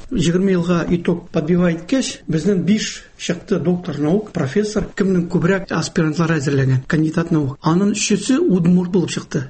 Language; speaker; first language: Tatar; native; Tatar